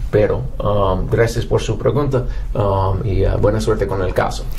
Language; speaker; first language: Spanish; non-native, fluent; English